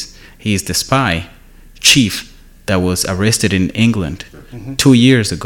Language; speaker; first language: English; non-native, local second language; Kinyarwanda